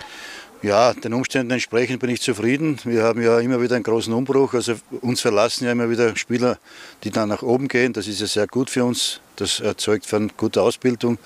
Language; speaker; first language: German; native; German